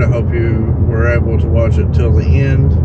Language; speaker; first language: English; native; English